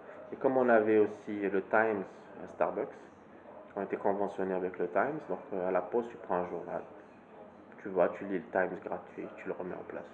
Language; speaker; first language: French; native; French